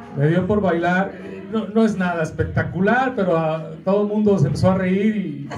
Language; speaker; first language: Spanish; native; Spanish